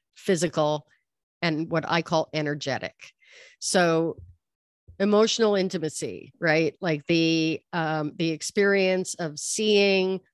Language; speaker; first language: English; native; English